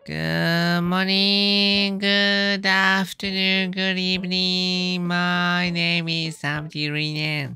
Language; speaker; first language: English; non-native, learner; Japanese